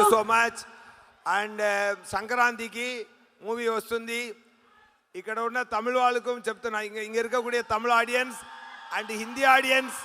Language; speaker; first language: Telugu; non-native, learner; Tamil